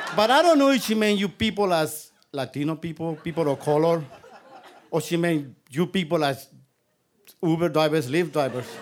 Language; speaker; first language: English; non-native, fluent; Spanish